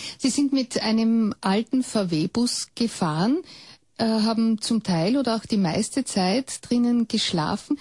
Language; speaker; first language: German; native; German